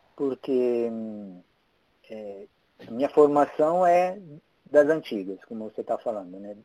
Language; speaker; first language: Portuguese; non-native, fluent; Italian